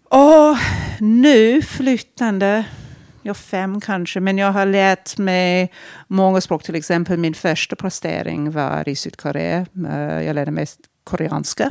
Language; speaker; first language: Swedish; non-native, fluent; English